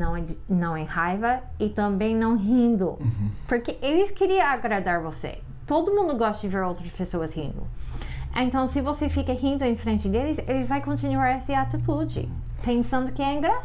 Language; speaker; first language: Portuguese; non-native, fluent; English